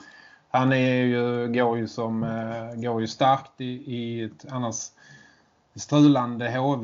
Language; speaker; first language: Swedish; native; Swedish